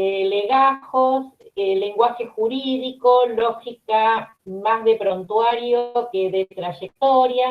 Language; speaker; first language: Spanish; native; Spanish